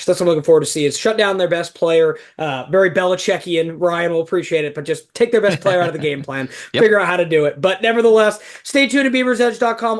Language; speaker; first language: English; native; English